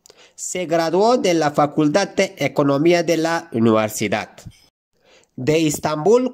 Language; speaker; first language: Spanish; non-native, fluent; Turkish